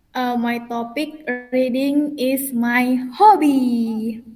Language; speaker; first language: English; non-native, learner; Indonesian